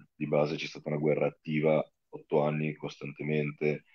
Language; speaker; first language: Italian; non-native, fluent; Russian